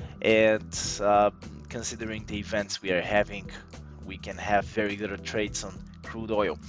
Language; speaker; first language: English; non-native, fluent; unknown